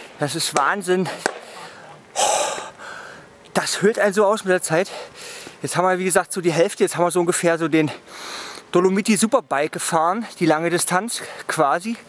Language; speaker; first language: German; native; German